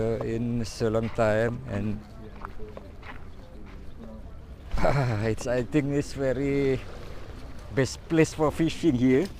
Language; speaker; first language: English; non-native, learner; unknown